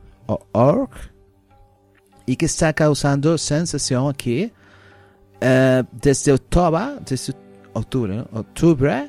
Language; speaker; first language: Spanish; non-native, learner; English